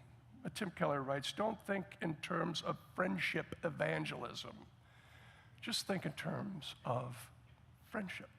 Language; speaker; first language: English; native; English